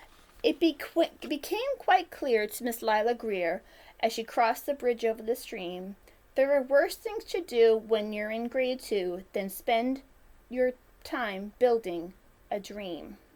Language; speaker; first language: English; native; English